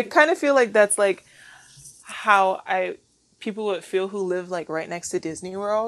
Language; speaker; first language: English; native; English